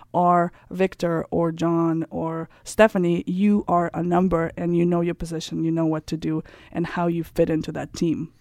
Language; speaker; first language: English; non-native, fluent; Kazakh